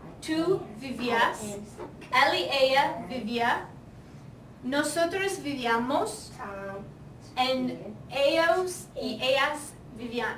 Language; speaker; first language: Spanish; non-native, fluent; English